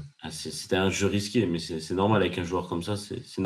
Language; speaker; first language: French; native; French